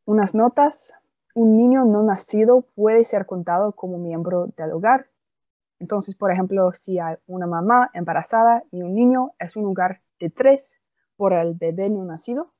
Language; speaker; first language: Spanish; non-native, fluent; English